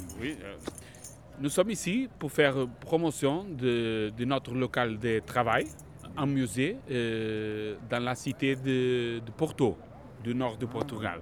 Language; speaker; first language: French; non-native, fluent; Portuguese